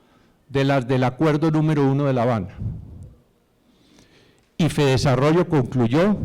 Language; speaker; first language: Spanish; native; Spanish